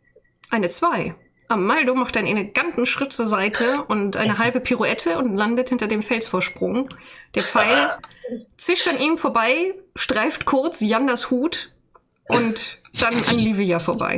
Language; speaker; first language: German; native; German